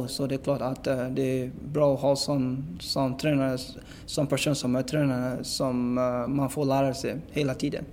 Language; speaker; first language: Swedish; non-native, fluent; English